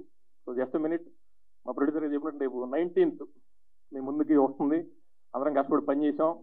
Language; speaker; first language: Telugu; native; Telugu